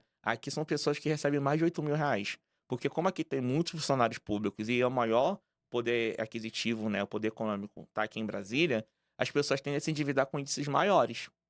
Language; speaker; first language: Portuguese; native; Portuguese